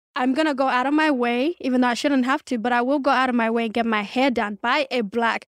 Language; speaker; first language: English; early bilingual, other home language; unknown